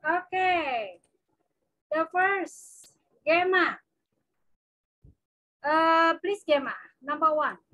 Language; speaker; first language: English; non-native, fluent; Indonesian